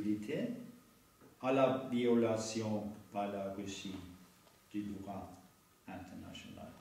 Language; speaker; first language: French; non-native, fluent; Norwegian